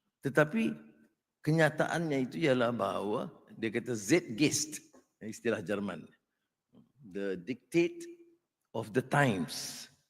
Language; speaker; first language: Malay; native; Malay